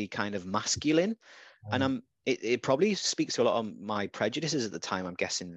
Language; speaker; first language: English; native; English